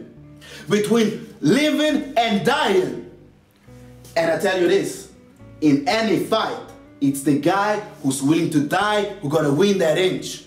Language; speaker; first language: English; non-native, fluent; Swedish